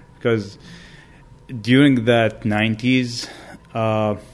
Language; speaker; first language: English; non-native, fluent; Arabic